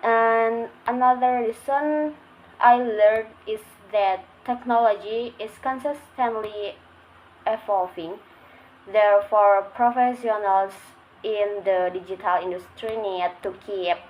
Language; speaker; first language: English; non-native, learner; Indonesian